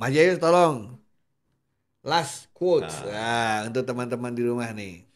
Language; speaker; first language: Indonesian; non-native, local second language; Javanese